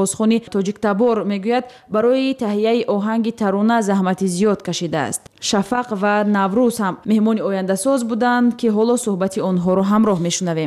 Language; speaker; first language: Tajik; native; Tajik